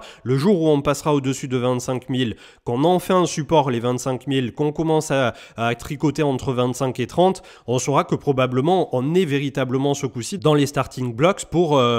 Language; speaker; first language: French; native; French